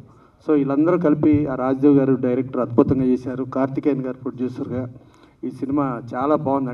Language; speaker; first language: Telugu; native; Telugu